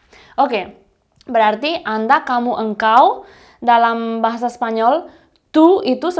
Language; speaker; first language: Indonesian; non-native, fluent; Spanish